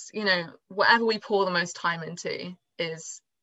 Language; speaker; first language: English; native; English